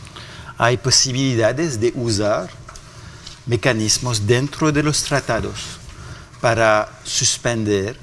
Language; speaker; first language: Spanish; non-native, fluent; French